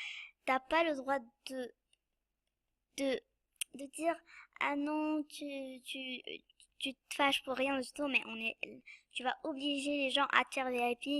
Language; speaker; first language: French; non-native, local second language; Arabic